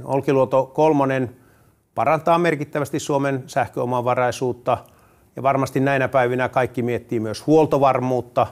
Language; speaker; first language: Finnish; native; Finnish